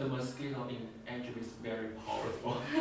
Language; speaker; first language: English; non-native, learner; Chinese